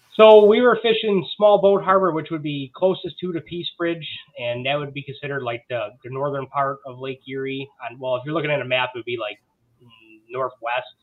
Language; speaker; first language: English; native; English